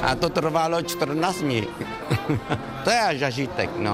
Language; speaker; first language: Czech; non-native, local second language; Vietnamese